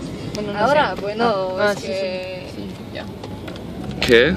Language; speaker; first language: Spanish; non-native, learner; French